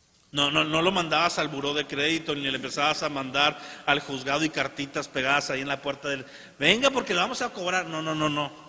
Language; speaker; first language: Spanish; native; Spanish